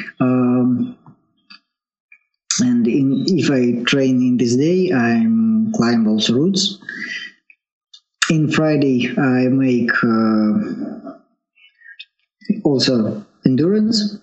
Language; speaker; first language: English; non-native, learner; Russian